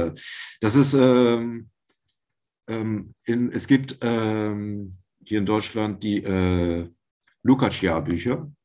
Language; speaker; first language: German; native; German